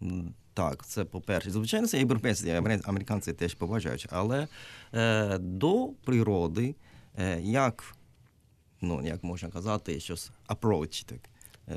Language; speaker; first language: Ukrainian; non-native, learner; Japanese